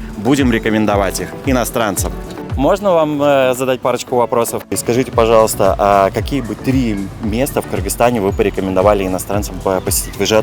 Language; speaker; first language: Russian; native; Russian